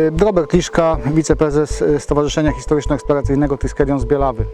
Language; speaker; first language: Polish; native; Polish